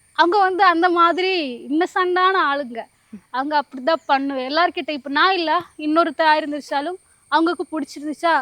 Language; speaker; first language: Tamil; non-native, learner; Malayalam